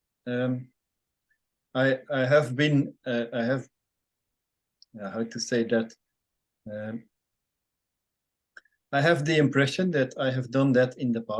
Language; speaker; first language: English; non-native, fluent; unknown